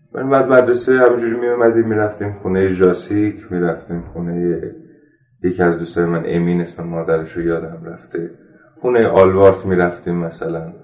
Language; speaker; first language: Persian; non-native, local second language; Armenian